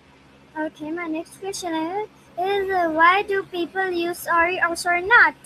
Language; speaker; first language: English; non-native, learner; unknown